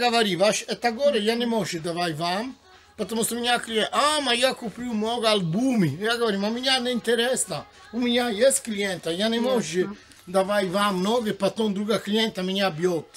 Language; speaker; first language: Russian; non-native, learner; Italian